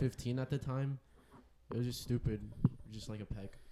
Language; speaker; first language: English; early bilingual, other home language; Spanish